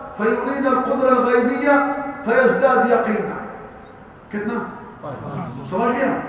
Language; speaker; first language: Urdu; non-native, learner; Arabic